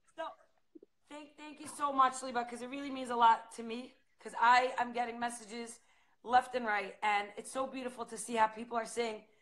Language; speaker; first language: English; native; English